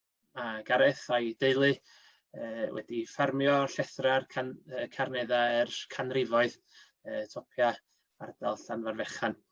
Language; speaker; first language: Welsh; native; Welsh